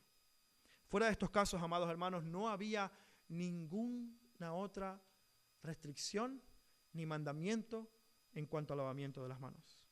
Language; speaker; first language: Spanish; native; Spanish